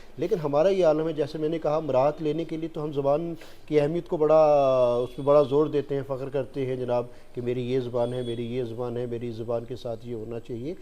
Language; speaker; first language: Urdu; non-native, local second language; Gujari